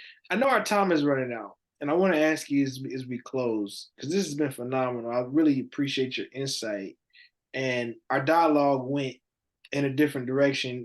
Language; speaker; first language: English; native; English